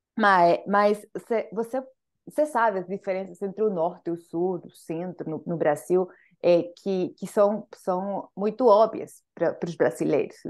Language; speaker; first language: Portuguese; non-native, fluent; Spanish